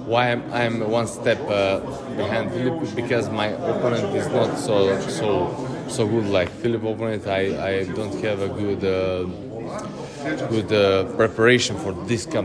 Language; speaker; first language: English; non-native, learner; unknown